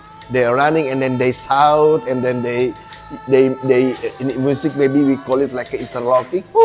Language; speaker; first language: English; non-native, fluent; Indonesian